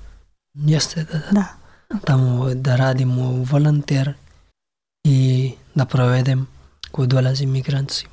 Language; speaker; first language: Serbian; non-native, learner; Pashto